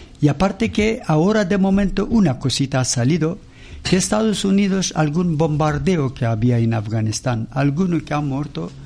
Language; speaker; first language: Spanish; non-native, learner; Persian